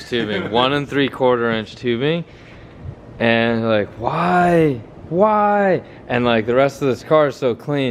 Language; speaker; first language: English; native; English